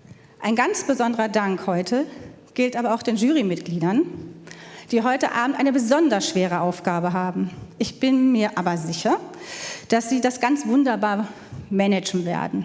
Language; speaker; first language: German; native; German